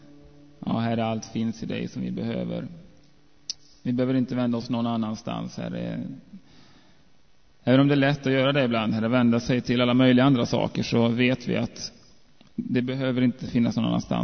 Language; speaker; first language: Swedish; native; Swedish